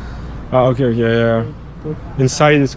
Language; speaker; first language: English; non-native, learner; French